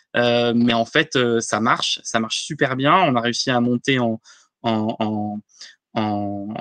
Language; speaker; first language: French; native; French